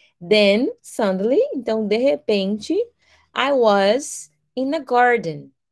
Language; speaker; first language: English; non-native, fluent; Portuguese